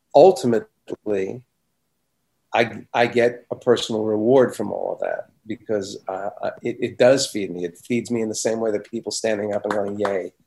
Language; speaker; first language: English; native; English